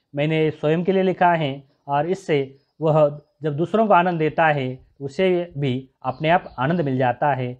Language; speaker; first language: Hindi; non-native, local second language; Marathi